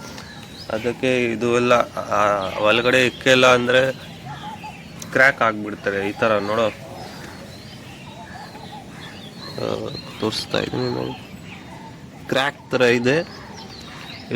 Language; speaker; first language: Kannada; non-native, local second language; Hindi